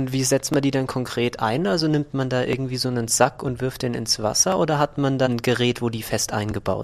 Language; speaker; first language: German; native; German